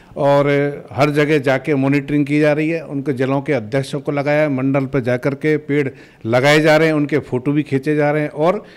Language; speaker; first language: Hindi; native; Hindi